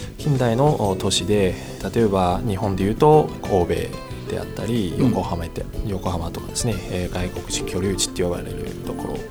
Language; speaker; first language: Japanese; early bilingual, other home language; Chinese